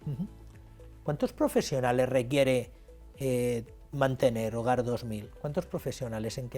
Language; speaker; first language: Spanish; native; Spanish